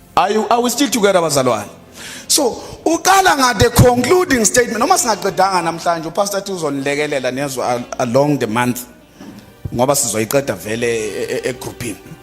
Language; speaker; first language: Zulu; native; Zulu